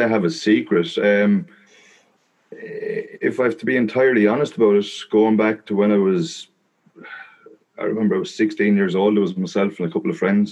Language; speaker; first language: English; native; English